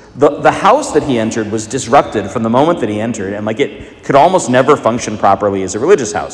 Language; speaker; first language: English; native; English